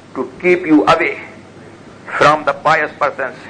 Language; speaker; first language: English; non-native, local second language; Urdu